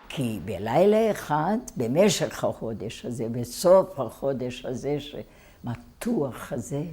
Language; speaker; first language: Hebrew; non-native, fluent; Hungarian